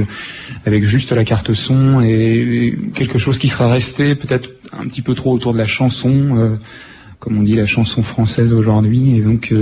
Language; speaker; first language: French; native; French